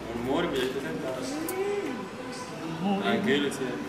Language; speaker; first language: Spanish; native; Spanish